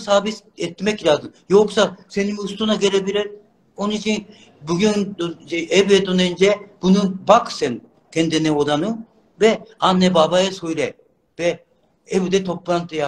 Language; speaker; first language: Turkish; non-native, learner; Japanese